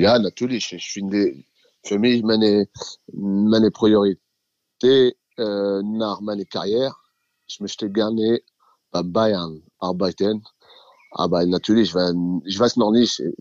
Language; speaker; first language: German; non-native, learner; French